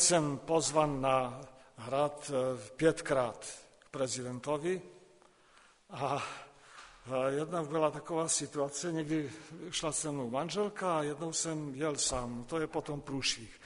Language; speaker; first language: Czech; non-native, local second language; Polish